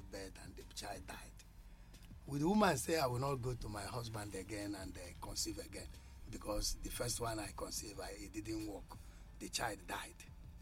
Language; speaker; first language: English; non-native, local second language; Igbo